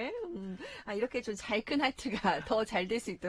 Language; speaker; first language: Korean; native; Korean